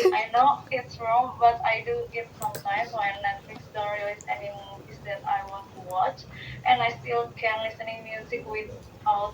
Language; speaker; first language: English; non-native, learner; Indonesian